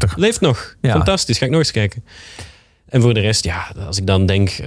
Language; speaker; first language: Dutch; native; Dutch